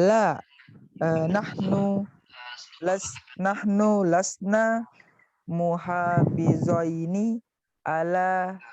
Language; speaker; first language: Arabic; non-native, learner; Indonesian